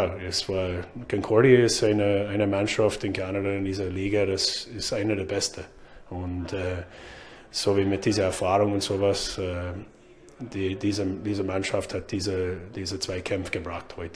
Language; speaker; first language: German; non-native, learner; English